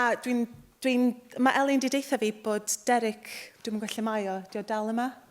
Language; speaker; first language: Welsh; native; Welsh